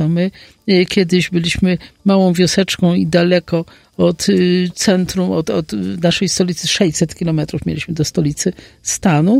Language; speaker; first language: Polish; native; Polish